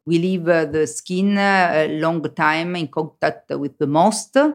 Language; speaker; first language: English; non-native, learner; Italian